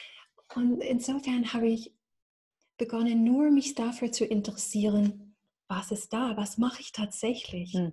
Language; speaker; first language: German; non-native, fluent; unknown